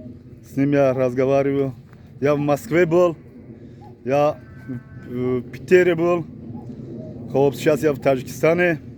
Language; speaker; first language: Russian; non-native, learner; Tajik